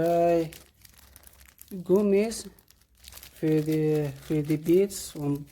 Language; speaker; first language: German; non-native, learner; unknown